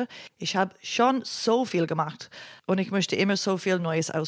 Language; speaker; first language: German; non-native, learner; English